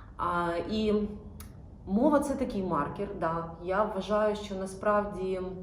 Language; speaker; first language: Ukrainian; non-native, local second language; Russian